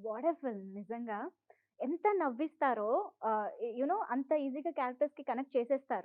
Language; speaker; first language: Telugu; native; Telugu